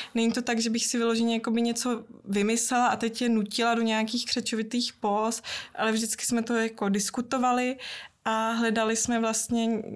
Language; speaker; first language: Czech; native; Czech